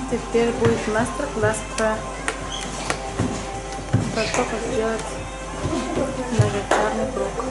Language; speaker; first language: Russian; non-native, local second language; Lithuanian